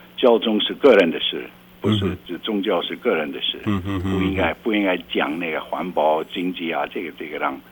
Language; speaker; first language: Chinese; non-native, fluent; Dutch